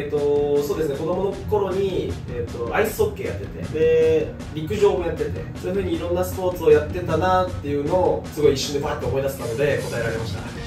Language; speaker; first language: Japanese; native; Japanese